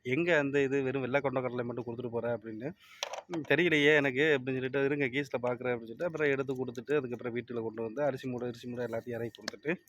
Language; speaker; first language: Tamil; native; Tamil